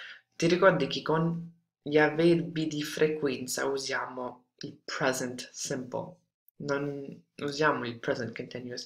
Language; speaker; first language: Italian; non-native, fluent; English